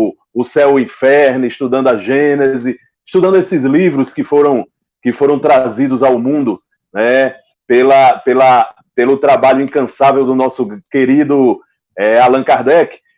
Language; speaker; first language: Portuguese; native; Portuguese